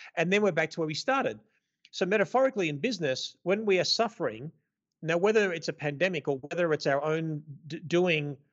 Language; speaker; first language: English; native; English